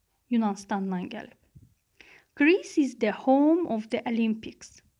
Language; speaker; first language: English; non-native, fluent; Azerbaijani